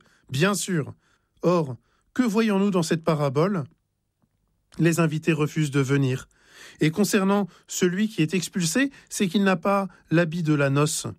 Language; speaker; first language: French; native; French